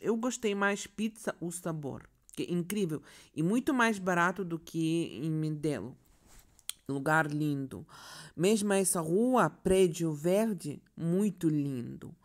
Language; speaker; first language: Portuguese; non-native, learner; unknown